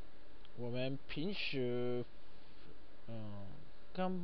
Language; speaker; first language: Chinese; non-native, learner; Japanese